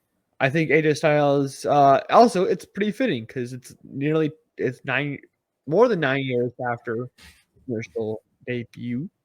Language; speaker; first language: English; native; English